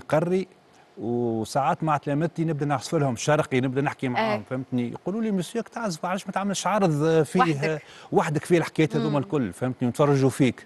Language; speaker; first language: Arabic; native; Arabic